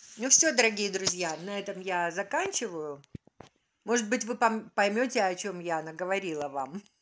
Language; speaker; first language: Russian; native; Russian